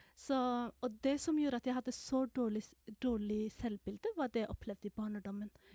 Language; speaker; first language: Norwegian; non-native, fluent; Somali